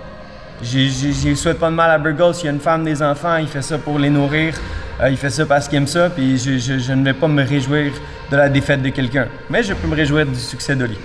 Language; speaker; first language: French; native; French